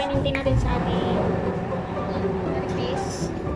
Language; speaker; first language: Filipino; native; Filipino